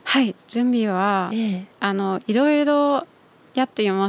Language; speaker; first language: Japanese; non-native, fluent; German